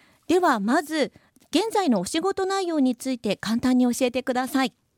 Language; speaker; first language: Japanese; native; Japanese